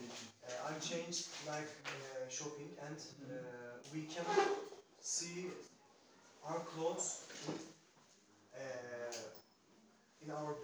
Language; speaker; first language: English; non-native, learner; Turkish